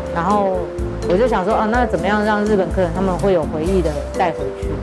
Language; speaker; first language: Chinese; native; Chinese